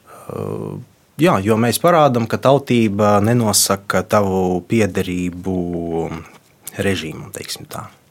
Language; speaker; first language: Latvian; non-native, local second language; Russian